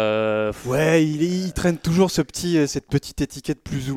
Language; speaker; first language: French; native; French